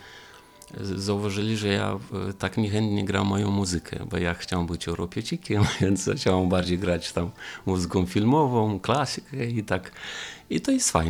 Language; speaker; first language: Polish; non-native, fluent; Romanian